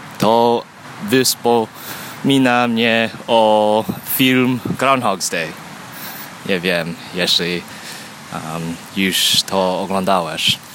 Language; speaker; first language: Polish; early bilingual, heritage; Polish